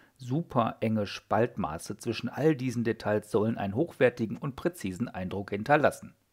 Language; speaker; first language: German; native; German